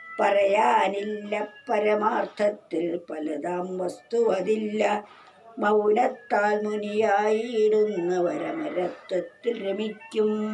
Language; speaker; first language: Malayalam; native; Malayalam